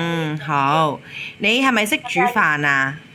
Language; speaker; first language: Cantonese; native; Cantonese